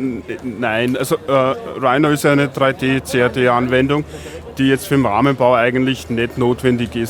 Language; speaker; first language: German; native; German